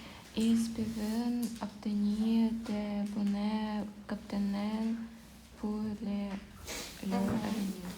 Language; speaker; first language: French; non-native, learner; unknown